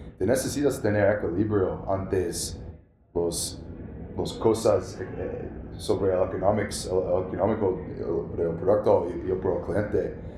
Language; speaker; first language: Spanish; non-native, learner; English